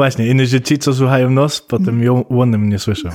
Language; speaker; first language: Polish; early bilingual, heritage; Polish